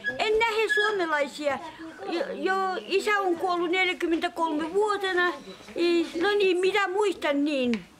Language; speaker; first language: Finnish; early bilingual, heritage; Finnish